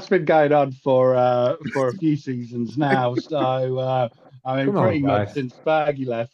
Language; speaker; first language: English; native; English